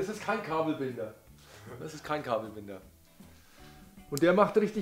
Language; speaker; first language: German; native; German